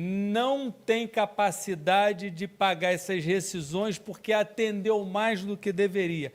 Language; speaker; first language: Portuguese; native; Portuguese